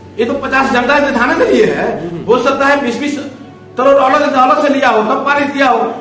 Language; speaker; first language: Hindi; non-native, local second language; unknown